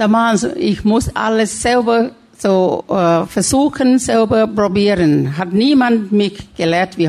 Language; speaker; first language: German; non-native, learner; Thai